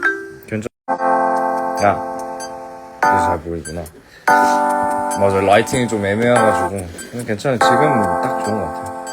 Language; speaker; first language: Korean; early bilingual, heritage; English